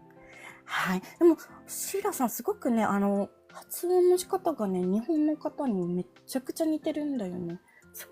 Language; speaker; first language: Japanese; non-native, fluent; Filipino